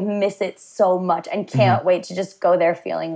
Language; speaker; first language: English; native; English